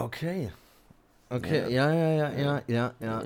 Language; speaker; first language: German; native; German